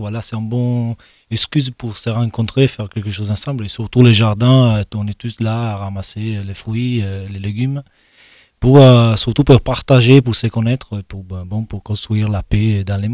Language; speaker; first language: French; non-native, fluent; Italian